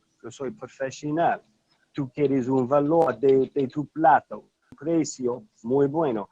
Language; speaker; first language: Spanish; non-native, learner; English